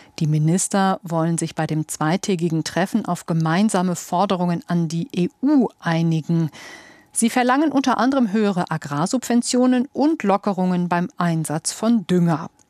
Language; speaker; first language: German; native; German